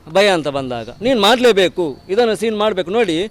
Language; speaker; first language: Kannada; native; Kannada